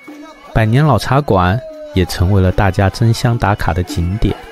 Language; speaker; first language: Chinese; native; Chinese